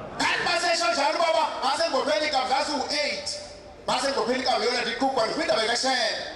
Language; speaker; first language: Zulu; native; Zulu